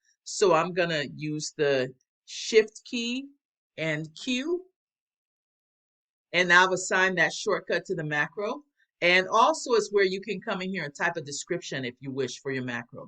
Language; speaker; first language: English; native; English